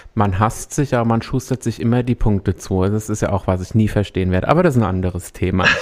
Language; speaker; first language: German; early bilingual, other home language; Spanish